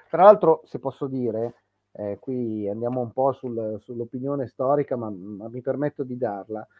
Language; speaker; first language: Italian; native; Italian